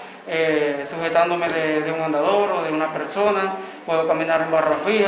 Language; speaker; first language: Spanish; native; Spanish